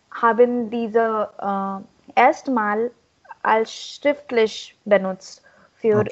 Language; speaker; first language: German; non-native, learner; Marathi